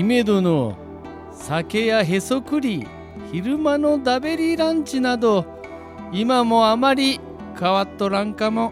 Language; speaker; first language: Japanese; native; Japanese